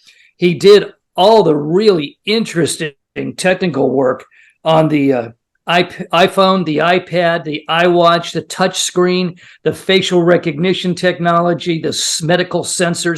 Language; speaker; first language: English; native; English